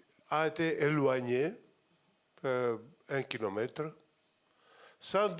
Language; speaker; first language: French; non-native, fluent; Greek